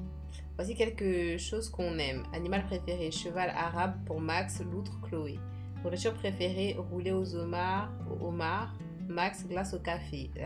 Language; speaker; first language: French; native; French